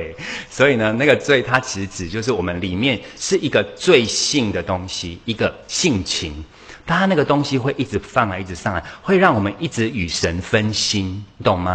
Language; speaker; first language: Chinese; native; Chinese